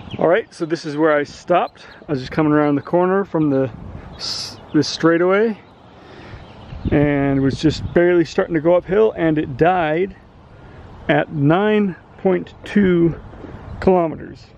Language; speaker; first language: English; native; English